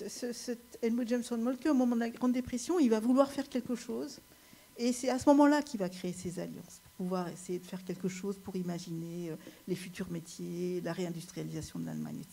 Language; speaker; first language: French; native; French